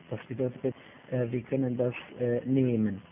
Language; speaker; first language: German; non-native, fluent; Arabic